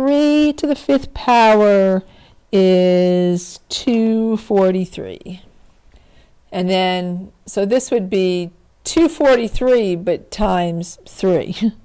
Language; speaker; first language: English; native; English